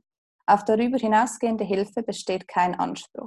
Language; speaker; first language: German; native; German